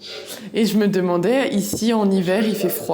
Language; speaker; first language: French; native; French